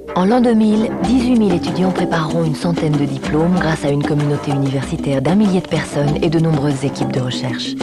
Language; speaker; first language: French; native; French